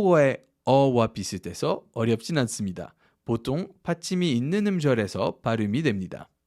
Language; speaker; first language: Korean; non-native, fluent; French